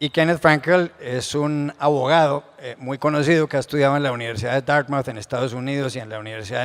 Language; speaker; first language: Spanish; native; Spanish